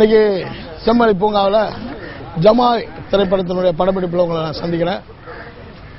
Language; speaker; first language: Tamil; native; Tamil